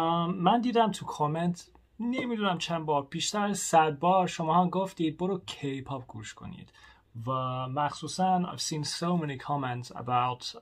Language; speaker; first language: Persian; non-native, learner; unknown